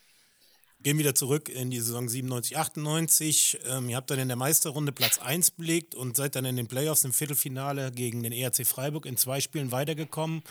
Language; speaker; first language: German; native; German